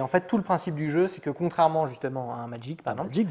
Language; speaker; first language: French; native; French